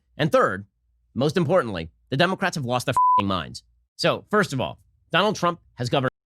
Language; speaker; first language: English; native; English